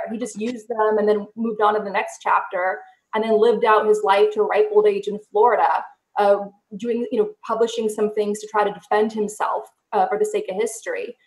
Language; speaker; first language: English; native; English